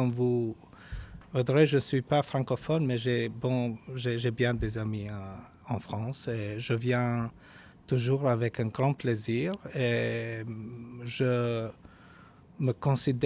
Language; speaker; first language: French; non-native, fluent; Albanian